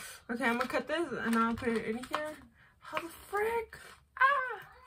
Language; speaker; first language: English; early bilingual, other home language; Spanish